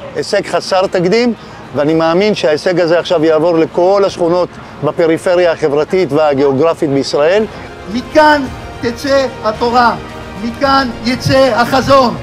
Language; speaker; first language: Hebrew; native; Hebrew